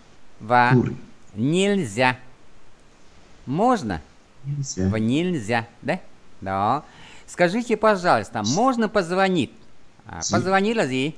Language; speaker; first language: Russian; non-native, fluent; Vietnamese